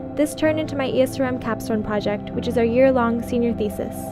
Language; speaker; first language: English; native; English